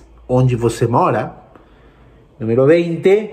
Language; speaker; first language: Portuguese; non-native, fluent; Spanish